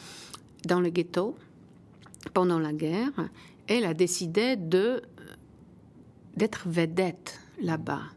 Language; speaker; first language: French; non-native, fluent; Polish